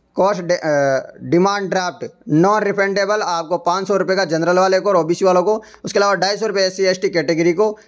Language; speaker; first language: Hindi; native; Hindi